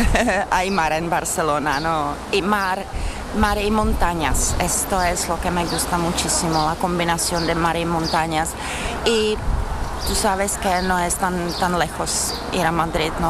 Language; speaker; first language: Spanish; non-native, fluent; Czech